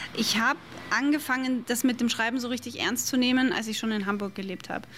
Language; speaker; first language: German; native; German